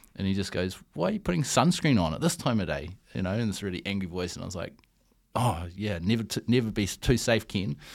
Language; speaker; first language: English; native; English